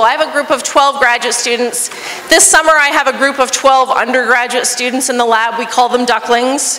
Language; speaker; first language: English; native; English